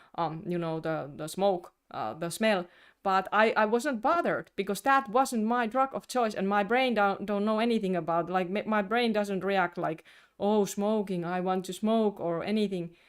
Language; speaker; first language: English; non-native, fluent; Finnish